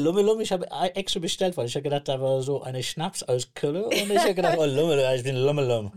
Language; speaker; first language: German; non-native, learner; English